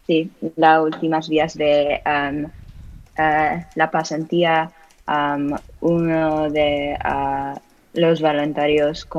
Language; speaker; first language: Spanish; non-native, learner; English